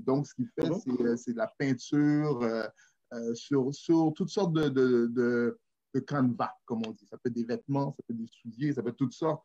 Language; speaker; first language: French; native; French